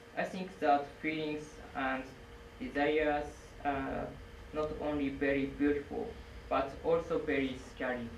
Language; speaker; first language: English; non-native, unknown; Japanese